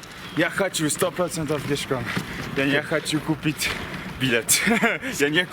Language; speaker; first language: Russian; non-native, learner; Chinese